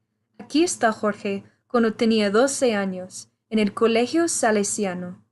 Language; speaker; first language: Spanish; non-native, learner; English